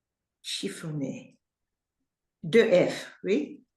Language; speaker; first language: French; non-native, learner; English